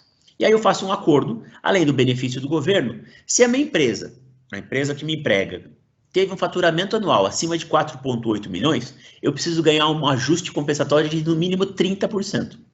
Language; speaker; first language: Portuguese; native; Portuguese